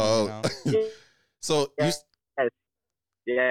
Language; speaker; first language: English; non-native, local second language; Igbo